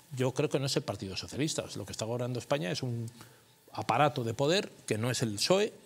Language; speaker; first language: Spanish; native; Spanish